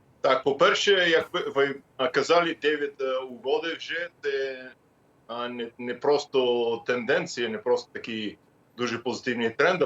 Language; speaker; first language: Ukrainian; non-native, fluent; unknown